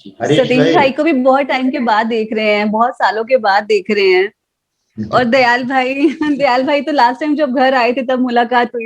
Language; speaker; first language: Hindi; native; Hindi